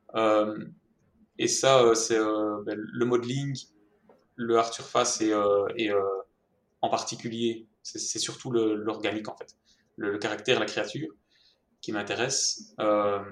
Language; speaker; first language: French; native; French